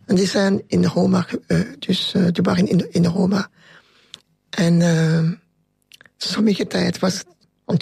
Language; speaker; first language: Dutch; non-native, local second language; French